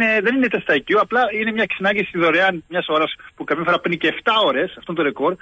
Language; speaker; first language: Greek; early bilingual, heritage; Greek